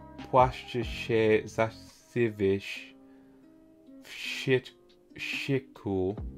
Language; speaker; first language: Polish; non-native, learner; English